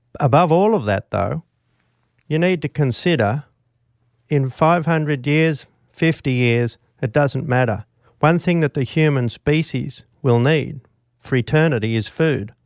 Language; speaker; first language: English; native; English